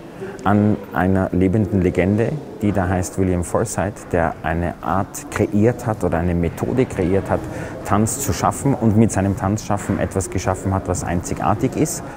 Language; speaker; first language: German; native; German